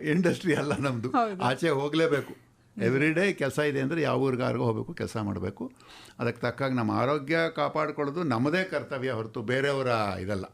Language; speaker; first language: Kannada; native; Kannada